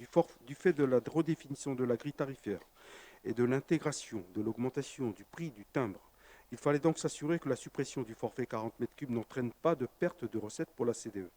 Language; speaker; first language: French; native; French